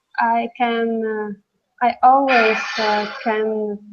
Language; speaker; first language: English; non-native, learner; Russian